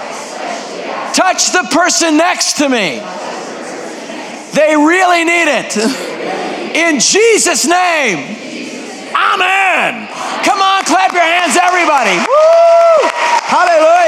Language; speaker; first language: English; non-native, fluent; Greek